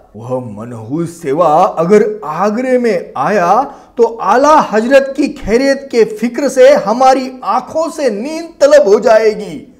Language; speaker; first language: Hindi; non-native, local second language; Marathi